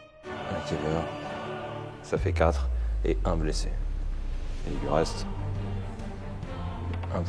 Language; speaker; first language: French; native; French